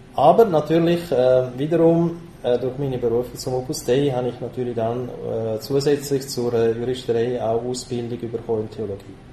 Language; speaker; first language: German; non-native, local second language; Italian